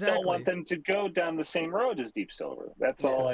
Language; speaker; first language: English; native; English